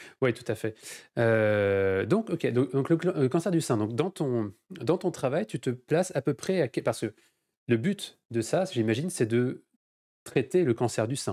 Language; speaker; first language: French; native; French